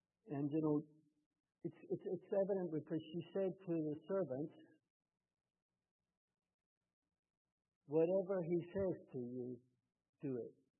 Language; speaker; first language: English; native; English